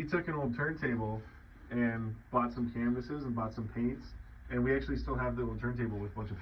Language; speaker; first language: English; native; English